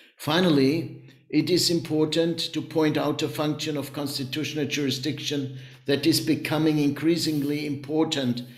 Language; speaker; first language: English; non-native, fluent; German